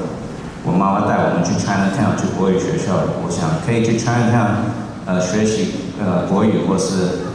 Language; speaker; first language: Chinese; early bilingual, heritage; Chinese